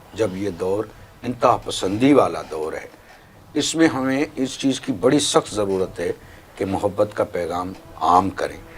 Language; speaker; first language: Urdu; non-native, local second language; Sindhi